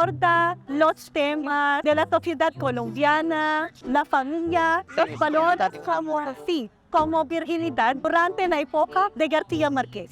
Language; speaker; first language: Spanish; non-native, fluent; Filipino